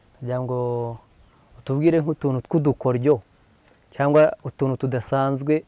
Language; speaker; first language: Kinyarwanda; native; Kinyarwanda